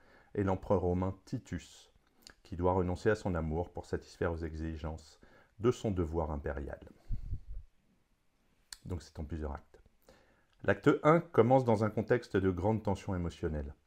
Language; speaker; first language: French; native; French